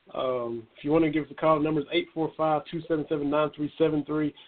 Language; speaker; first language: English; native; English